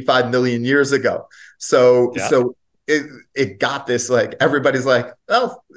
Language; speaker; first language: English; native; English